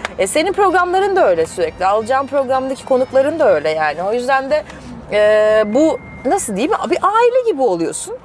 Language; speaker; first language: Turkish; early bilingual, other home language; Russian